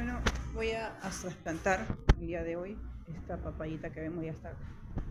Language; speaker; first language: Spanish; native; Spanish